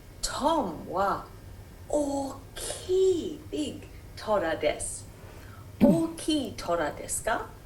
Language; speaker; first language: Japanese; non-native, fluent; English